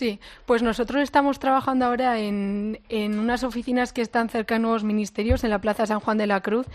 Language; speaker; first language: Spanish; native; Spanish